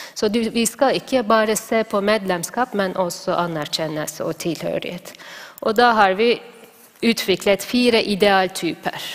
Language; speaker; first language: Norwegian; non-native, fluent; Turkish